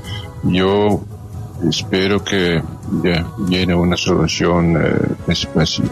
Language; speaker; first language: Spanish; non-native, fluent; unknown